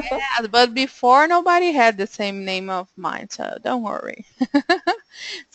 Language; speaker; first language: English; non-native, fluent; Portuguese